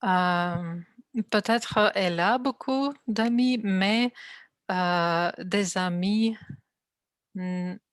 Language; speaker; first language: French; non-native, learner; Russian